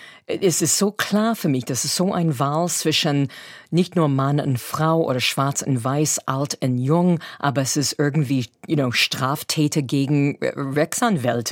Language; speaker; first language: German; non-native, fluent; English